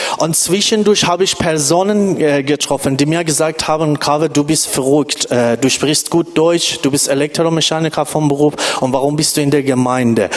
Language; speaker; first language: German; non-native, fluent; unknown